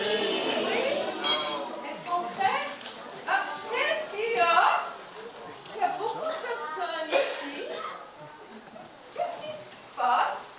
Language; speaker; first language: French; non-native, learner; English